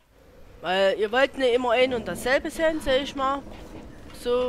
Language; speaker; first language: German; native; German